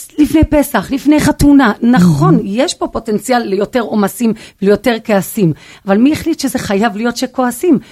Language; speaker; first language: Hebrew; non-native, fluent; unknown